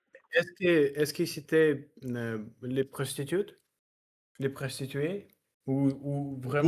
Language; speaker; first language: French; non-native, learner; Russian